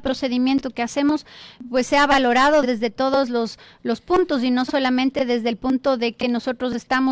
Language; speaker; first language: Spanish; native; Spanish